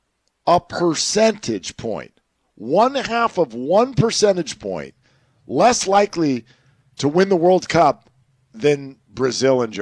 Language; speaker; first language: English; native; English